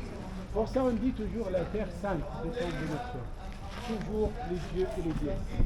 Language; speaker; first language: French; non-native, fluent; Arabic